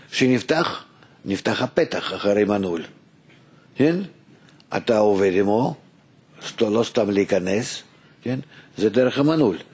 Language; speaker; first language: Hebrew; non-native, fluent; Russian